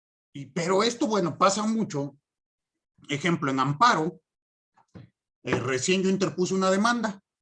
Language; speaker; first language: Spanish; native; Spanish